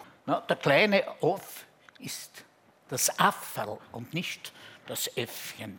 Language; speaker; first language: German; native; German